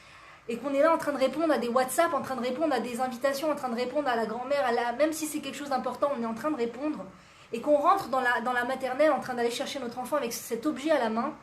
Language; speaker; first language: French; native; French